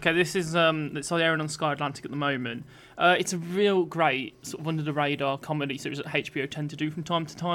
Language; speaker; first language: English; native; English